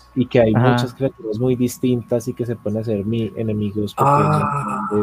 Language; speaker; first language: Spanish; native; Spanish